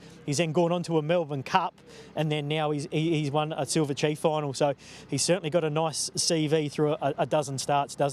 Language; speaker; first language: English; native; English